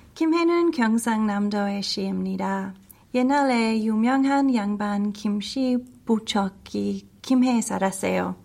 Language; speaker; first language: Korean; non-native, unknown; English